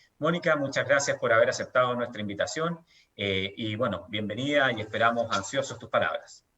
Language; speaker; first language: Spanish; native; Spanish